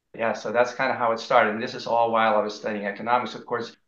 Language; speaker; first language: English; early bilingual, other home language; Dutch